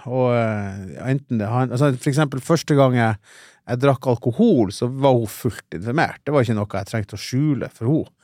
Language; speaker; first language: Norwegian; native; Norwegian